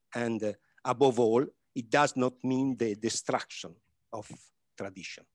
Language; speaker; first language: English; non-native, learner; Italian